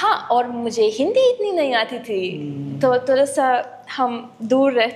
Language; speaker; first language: Hindi; non-native, fluent; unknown